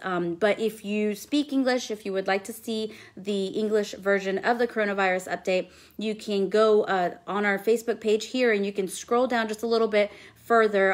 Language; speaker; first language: English; early bilingual, other home language; Spanish